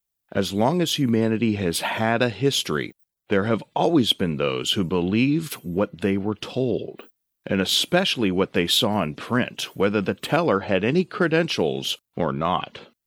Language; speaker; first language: English; native; English